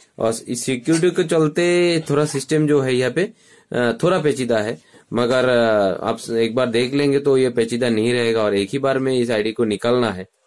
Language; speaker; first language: Hindi; non-native, local second language; Bangla